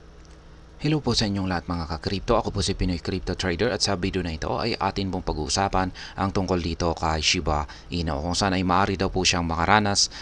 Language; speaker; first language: Filipino; native; Filipino